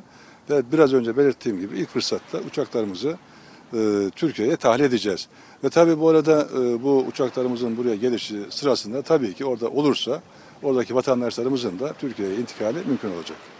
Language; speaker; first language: Turkish; native; Turkish